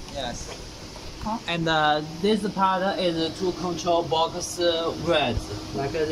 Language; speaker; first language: English; non-native, learner; Chinese